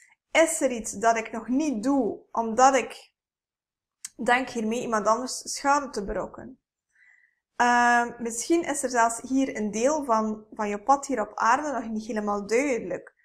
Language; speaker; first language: Dutch; native; Dutch